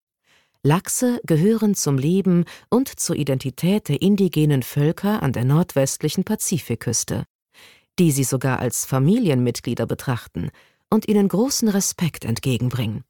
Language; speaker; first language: German; native; German